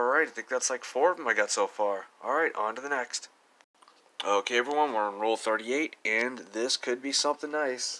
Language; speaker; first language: English; native; English